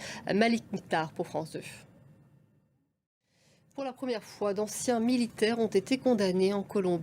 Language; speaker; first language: French; native; French